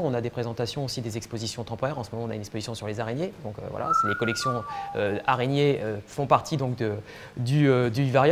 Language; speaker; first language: French; native; French